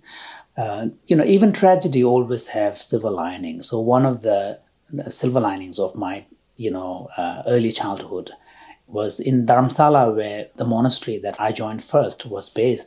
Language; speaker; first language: English; non-native, local second language; Tibetan